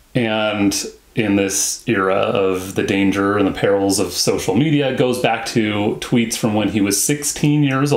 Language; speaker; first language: English; native; English